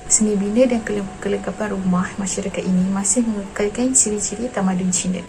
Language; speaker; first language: Malay; native; Malay